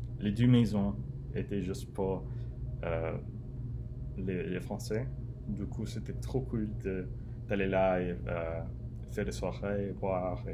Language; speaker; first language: French; non-native, learner; English